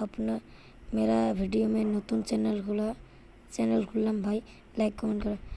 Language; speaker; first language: Hindi; non-native, local second language; Bangla